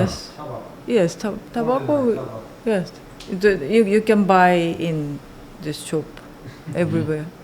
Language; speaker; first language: English; non-native, learner; Japanese